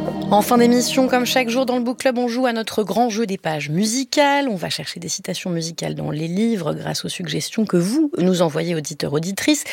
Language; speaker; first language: French; native; French